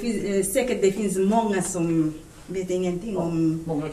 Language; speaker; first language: Swedish; non-native, learner; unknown